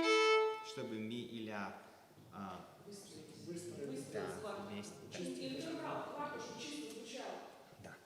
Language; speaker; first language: Russian; early bilingual, heritage; Russian